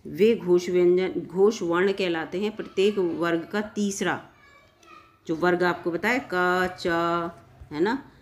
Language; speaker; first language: Hindi; native; Hindi